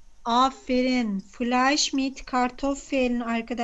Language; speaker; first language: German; non-native, fluent; Turkish